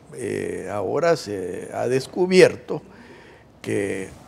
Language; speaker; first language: Spanish; native; Spanish